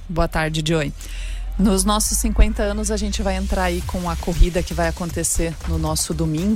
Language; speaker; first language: Portuguese; native; Portuguese